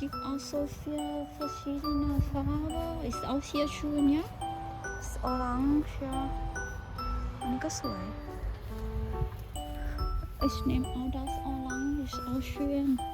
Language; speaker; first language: German; non-native, learner; Thai